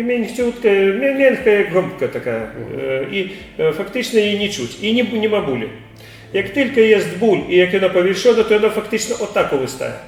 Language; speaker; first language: Polish; non-native, learner; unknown